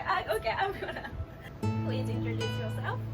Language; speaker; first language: English; non-native, learner; Japanese